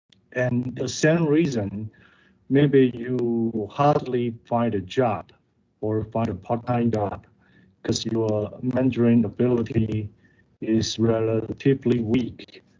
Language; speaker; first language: English; non-native, learner; Chinese